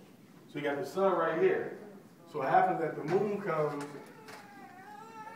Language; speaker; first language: English; native; English